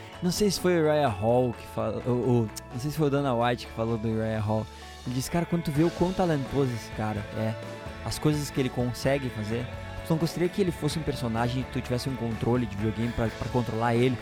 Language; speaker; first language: Portuguese; native; Portuguese